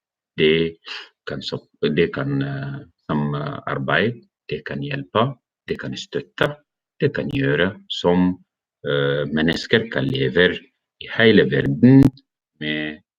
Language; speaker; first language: Norwegian; non-native, learner; Arabic